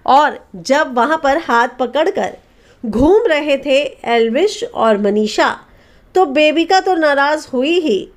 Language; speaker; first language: Hindi; native; Hindi